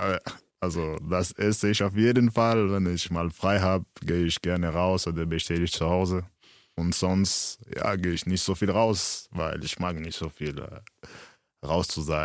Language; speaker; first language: German; early bilingual, other home language; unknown